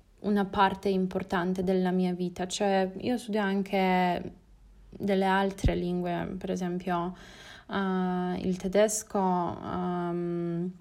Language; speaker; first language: Italian; non-native, learner; Polish